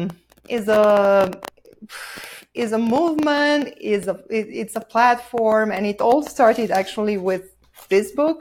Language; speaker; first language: English; non-native, fluent; Romanian